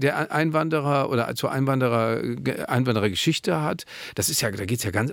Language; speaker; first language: German; native; German